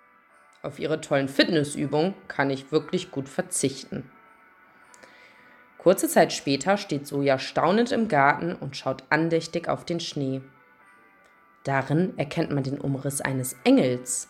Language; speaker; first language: German; native; German